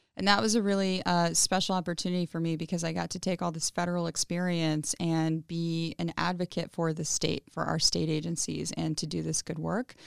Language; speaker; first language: English; early bilingual, other home language; Spanish